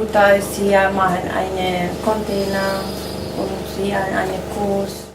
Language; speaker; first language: German; non-native, learner; Albanian